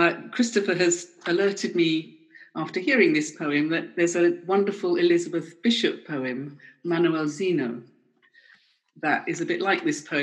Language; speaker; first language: English; native; English